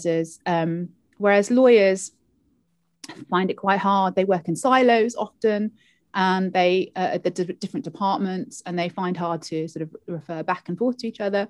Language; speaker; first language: English; native; English